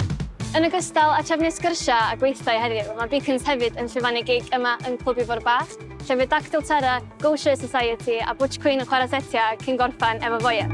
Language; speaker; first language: Welsh; native; Welsh